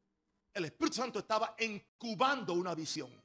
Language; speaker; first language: Spanish; native; Spanish